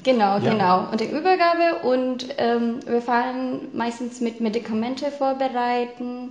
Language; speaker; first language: German; non-native, fluent; Filipino